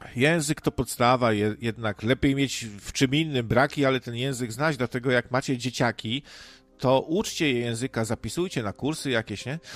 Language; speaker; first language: Polish; native; Polish